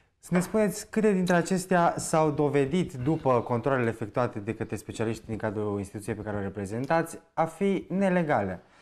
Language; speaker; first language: Romanian; native; Romanian